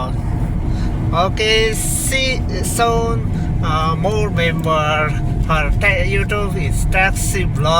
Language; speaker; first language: English; non-native, learner; Nepali